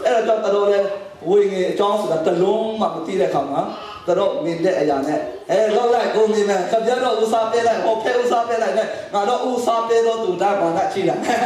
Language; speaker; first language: Burmese; non-native, local second language; Hakha Chin